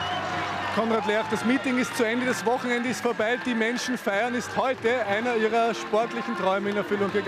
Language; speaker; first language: German; native; German